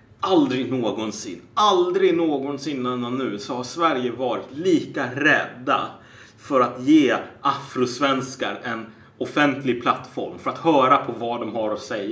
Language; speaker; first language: Swedish; native; Swedish